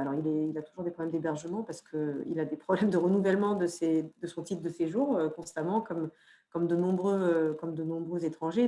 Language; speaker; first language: French; native; French